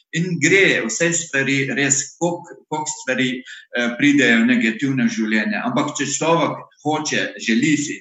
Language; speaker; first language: Slovenian; non-native, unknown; Arabic